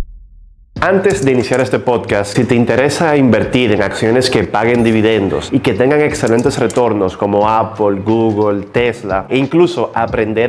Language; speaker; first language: Spanish; native; Spanish